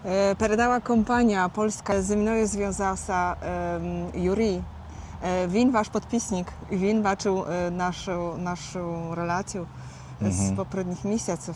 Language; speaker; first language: Ukrainian; non-native, fluent; Polish